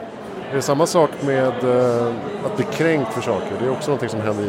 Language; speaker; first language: Swedish; native; Swedish